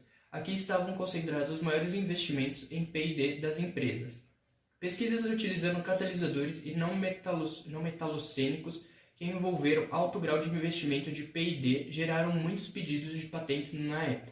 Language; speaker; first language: Portuguese; native; Portuguese